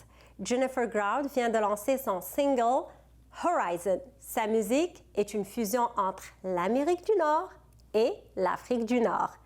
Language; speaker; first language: French; non-native, local second language; Arabic